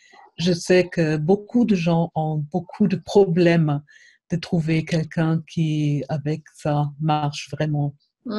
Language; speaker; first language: French; non-native, fluent; German